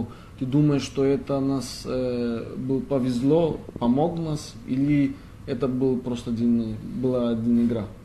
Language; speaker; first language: Russian; non-native, learner; Greek